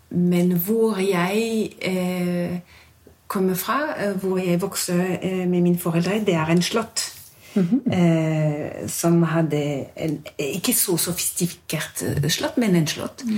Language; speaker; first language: Norwegian; non-native, fluent; French